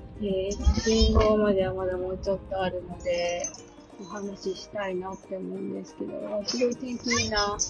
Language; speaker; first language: Japanese; native; Japanese